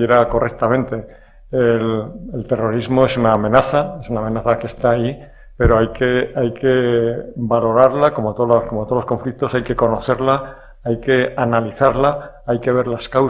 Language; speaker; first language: Spanish; native; Spanish